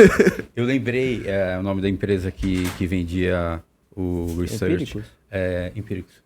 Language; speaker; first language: Portuguese; native; Portuguese